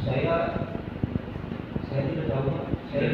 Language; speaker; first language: Indonesian; non-native, local second language; Sundanese